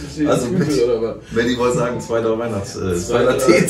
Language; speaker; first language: German; native; German